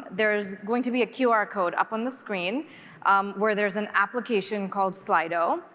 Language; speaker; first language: English; native; English